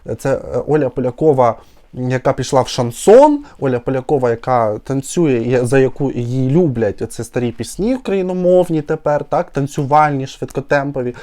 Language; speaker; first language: Ukrainian; non-native, local second language; Russian